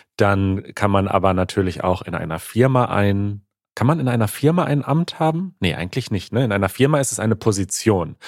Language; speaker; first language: German; native; German